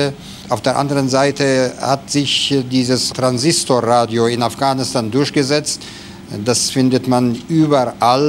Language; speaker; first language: German; non-native, fluent; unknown